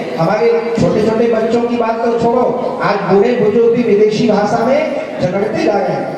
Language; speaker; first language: Hindi; non-native, local second language; Chhattisgarhi